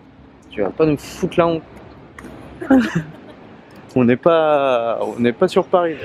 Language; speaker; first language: French; native; French